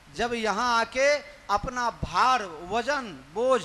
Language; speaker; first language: Hindi; non-native, local second language; Gujarati